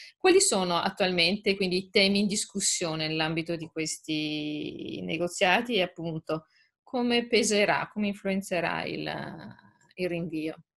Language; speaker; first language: Italian; native; Italian